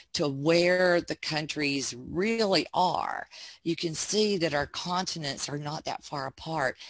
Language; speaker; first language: English; native; English